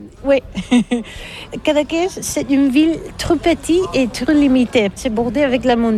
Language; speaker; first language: French; non-native, learner; Catalan